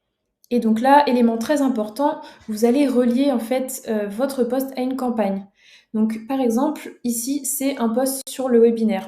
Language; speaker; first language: French; native; French